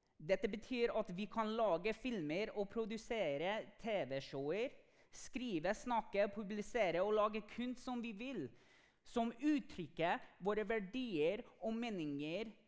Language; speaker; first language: Norwegian; non-native, fluent; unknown